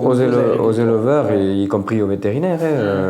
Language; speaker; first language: French; native; French